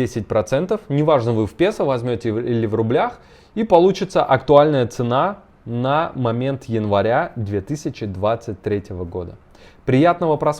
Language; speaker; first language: Russian; native; Russian